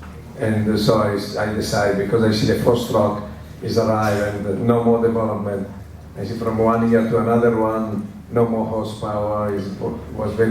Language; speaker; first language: English; non-native, learner; Italian